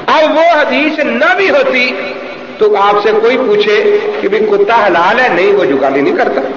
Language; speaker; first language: Urdu; non-native, local second language; Punjabi